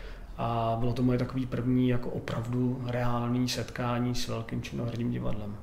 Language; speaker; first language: Czech; native; Czech